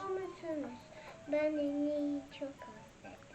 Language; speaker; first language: Turkish; early bilingual, heritage; Turkish